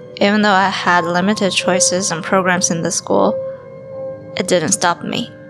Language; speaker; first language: English; non-native, fluent; Chinese